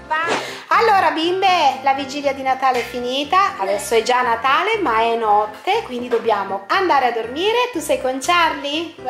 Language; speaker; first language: Italian; native; Italian